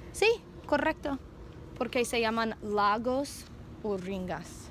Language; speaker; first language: Spanish; non-native, fluent; English